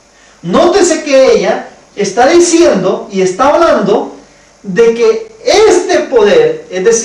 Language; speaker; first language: Spanish; native; Spanish